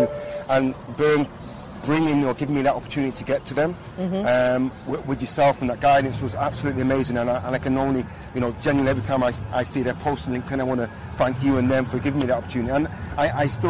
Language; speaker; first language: English; native; English